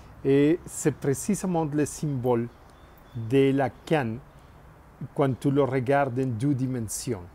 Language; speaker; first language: French; non-native, learner; Spanish